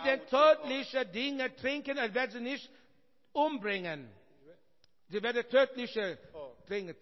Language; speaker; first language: German; non-native, learner; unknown